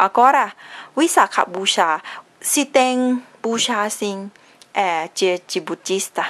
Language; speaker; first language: Portuguese; non-native, learner; Thai